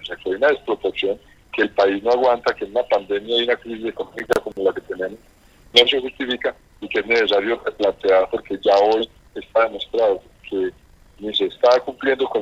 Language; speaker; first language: Spanish; native; Spanish